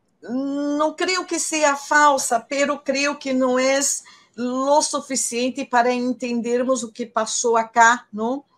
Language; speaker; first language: Spanish; non-native, fluent; Portuguese